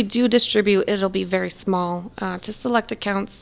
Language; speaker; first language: English; native; English